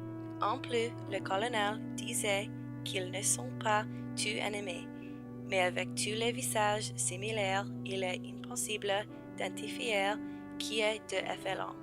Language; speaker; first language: French; non-native, learner; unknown